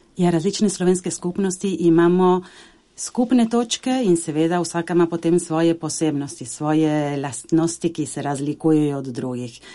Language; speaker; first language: Slovenian; early bilingual, heritage; Slovenian